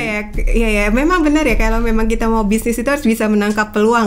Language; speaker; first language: Indonesian; native; Indonesian